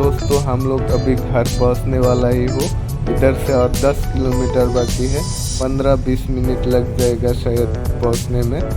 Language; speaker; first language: Hindi; non-native, local second language; Assamese